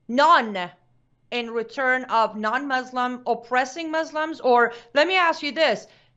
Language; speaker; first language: English; non-native, fluent; Persian